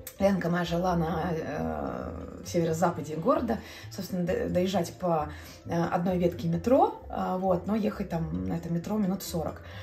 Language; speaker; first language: Russian; non-native, local second language; Latvian